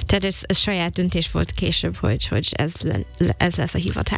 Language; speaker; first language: Hungarian; non-native, fluent; English